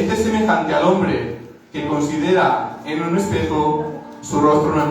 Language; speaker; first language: Spanish; native; Spanish